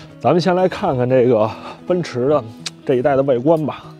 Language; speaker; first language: Chinese; native; Chinese